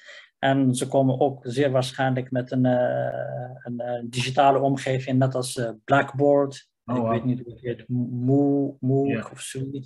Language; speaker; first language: Dutch; non-native, fluent; Riffian